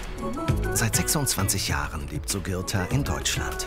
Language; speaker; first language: German; native; German